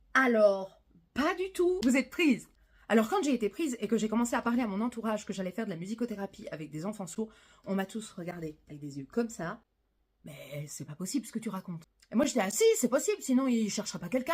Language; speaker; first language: French; native; French